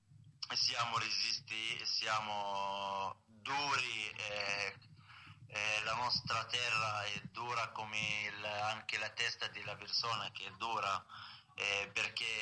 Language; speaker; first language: Italian; non-native, learner; Arabic